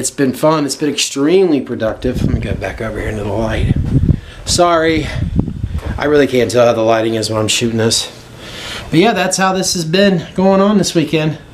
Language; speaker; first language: English; native; English